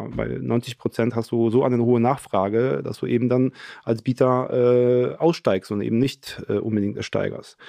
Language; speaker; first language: German; early bilingual, other home language; Polish